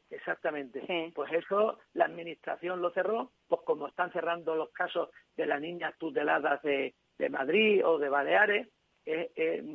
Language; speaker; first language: Spanish; native; Spanish